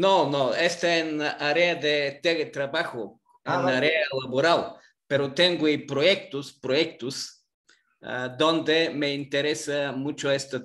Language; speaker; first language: Spanish; non-native, learner; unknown